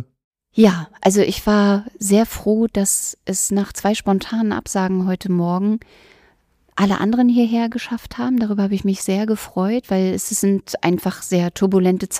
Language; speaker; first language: German; native; German